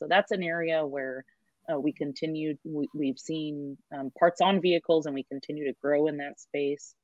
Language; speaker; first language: English; native; English